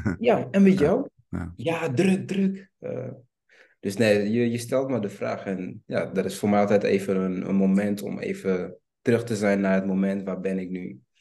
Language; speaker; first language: Dutch; early bilingual, other home language; Kinyarwanda